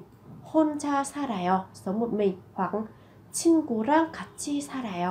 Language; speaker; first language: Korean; non-native, fluent; Vietnamese